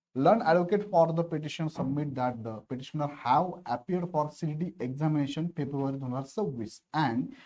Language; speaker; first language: English; non-native, local second language; Marathi